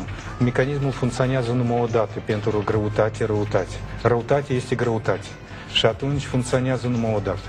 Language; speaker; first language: Romanian; non-native, learner; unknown